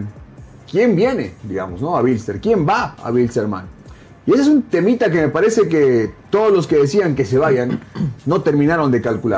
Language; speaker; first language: Spanish; native; Spanish